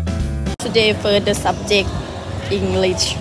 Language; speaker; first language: English; non-native, learner; Thai